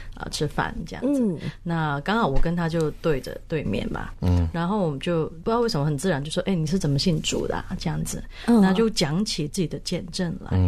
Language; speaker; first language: Chinese; non-native, fluent; Cantonese